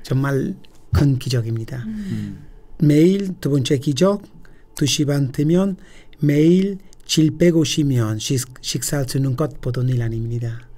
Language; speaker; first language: Korean; non-native, fluent; Italian